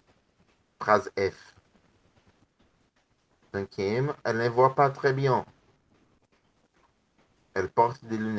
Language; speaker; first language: French; non-native, learner; Portuguese